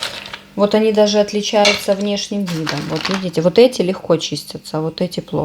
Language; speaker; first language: Russian; native; Russian